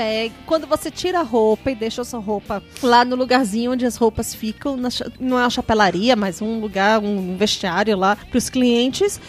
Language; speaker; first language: Portuguese; native; Portuguese